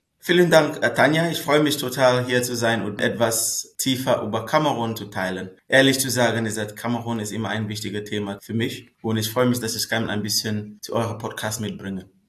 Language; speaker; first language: German; non-native, fluent; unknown